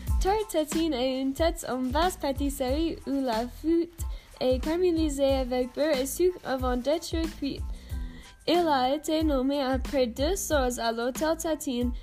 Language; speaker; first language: French; non-native, learner; English